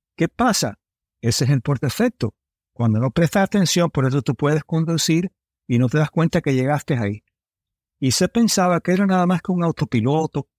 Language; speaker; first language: Spanish; early bilingual, heritage; Spanish